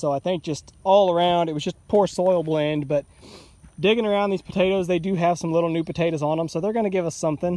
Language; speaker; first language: English; native; English